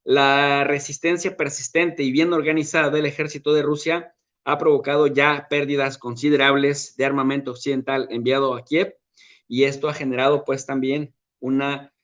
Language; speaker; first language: Spanish; native; Spanish